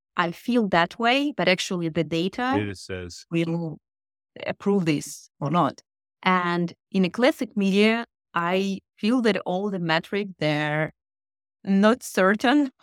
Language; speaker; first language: English; non-native, fluent; Russian